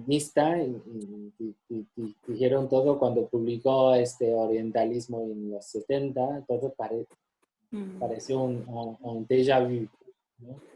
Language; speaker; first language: Spanish; non-native, fluent; Chinese